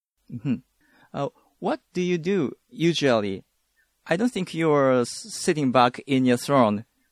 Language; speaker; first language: English; non-native, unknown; Japanese